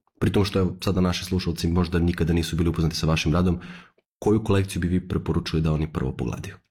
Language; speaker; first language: Serbian; early bilingual, heritage; Serbian